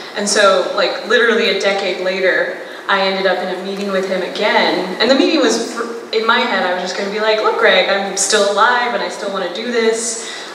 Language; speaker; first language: English; native; English